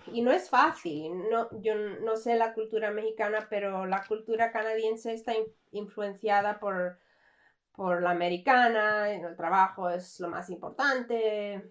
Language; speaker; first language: Spanish; early bilingual, heritage; English